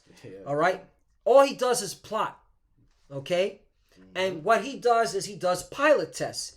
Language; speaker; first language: English; native; English